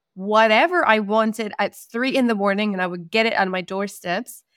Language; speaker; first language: English; non-native, fluent; Spanish